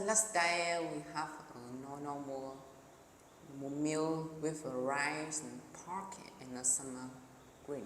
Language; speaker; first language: English; non-native, learner; Vietnamese